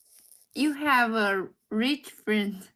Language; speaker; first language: English; non-native, learner; Chinese